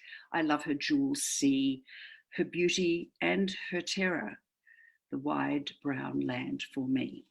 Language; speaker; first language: English; native; English